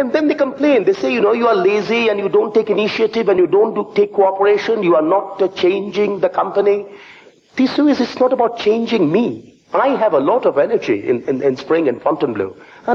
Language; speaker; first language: English; non-native, local second language; Bangla